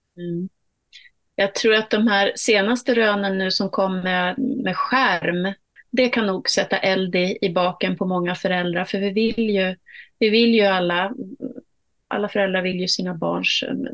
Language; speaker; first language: Swedish; native; Swedish